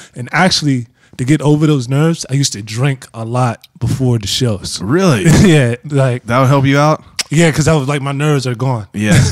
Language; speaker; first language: English; native; English